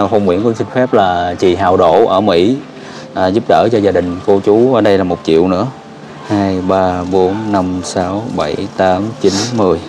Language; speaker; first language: Vietnamese; native; Vietnamese